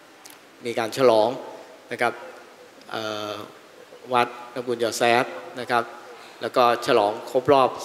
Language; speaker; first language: Thai; native; Thai